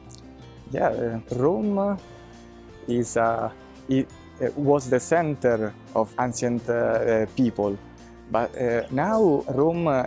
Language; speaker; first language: English; non-native, fluent; Italian